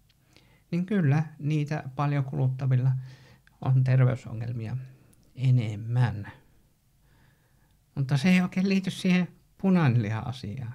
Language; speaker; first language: Finnish; native; Finnish